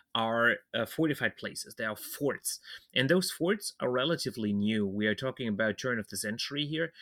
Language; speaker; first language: English; non-native, fluent; German